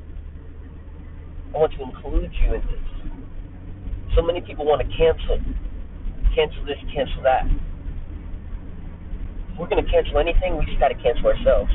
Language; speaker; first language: English; native; English